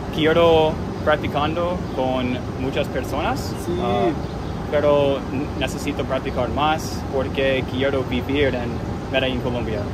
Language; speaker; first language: Spanish; non-native, learner; English